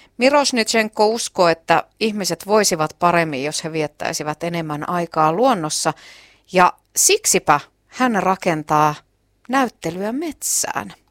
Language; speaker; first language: Finnish; native; Finnish